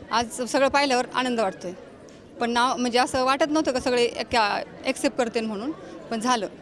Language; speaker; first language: Marathi; native; Marathi